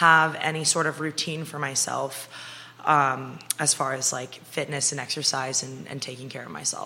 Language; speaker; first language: English; native; English